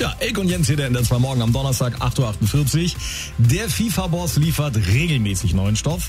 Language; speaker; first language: German; native; German